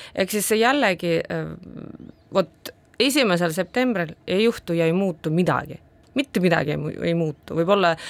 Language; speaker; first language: Estonian; non-native, local second language; Russian